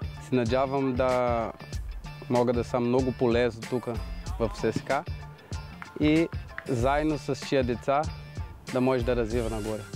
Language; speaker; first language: Bulgarian; non-native, learner; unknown